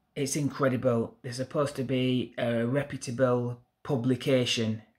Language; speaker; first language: English; native; English